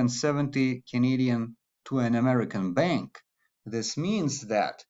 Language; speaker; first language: English; non-native, fluent; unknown